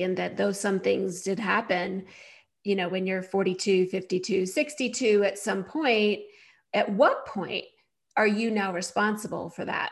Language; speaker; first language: English; native; English